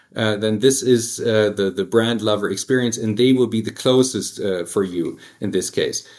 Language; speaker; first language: English; early bilingual, other home language; German